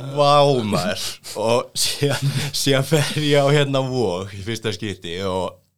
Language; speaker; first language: Icelandic; native; Icelandic